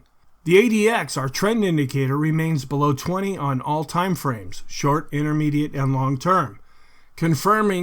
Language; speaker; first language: English; native; English